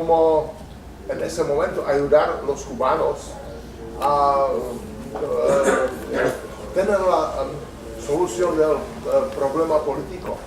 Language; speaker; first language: Spanish; non-native, learner; Czech